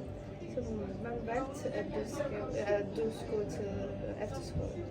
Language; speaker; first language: Danish; non-native, learner; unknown